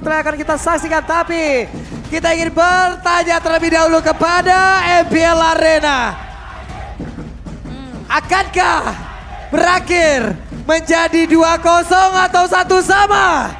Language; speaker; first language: Indonesian; native; Indonesian